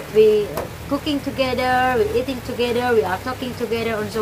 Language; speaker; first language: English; non-native, learner; Indonesian